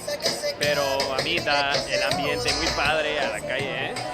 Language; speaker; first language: Spanish; non-native, fluent; English